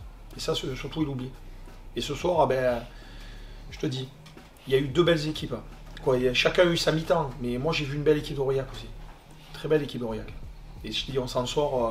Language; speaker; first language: French; native; French